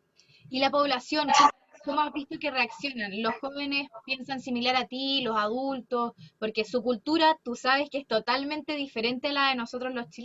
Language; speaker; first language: Spanish; native; Spanish